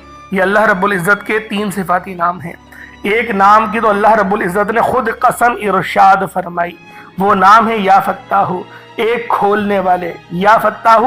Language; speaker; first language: Urdu; native; Urdu